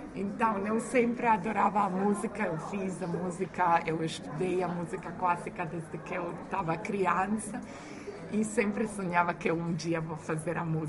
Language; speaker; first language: Portuguese; non-native, fluent; Croatian